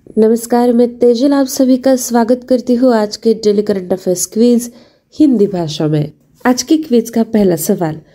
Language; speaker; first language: Hindi; non-native, local second language; Marathi